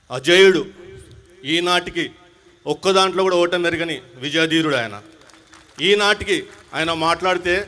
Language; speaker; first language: Telugu; non-native, local second language; Urdu